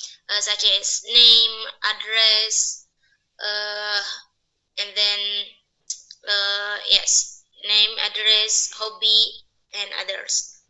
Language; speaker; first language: English; non-native, learner; Indonesian